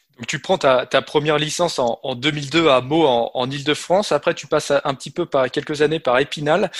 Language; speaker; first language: French; native; French